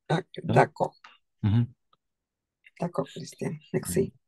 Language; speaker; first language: French; non-native, learner; Spanish